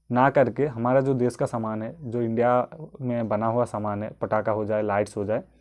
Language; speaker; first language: Hindi; non-native, local second language; Bangla